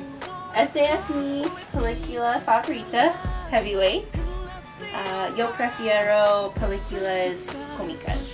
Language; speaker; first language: Spanish; non-native, learner; English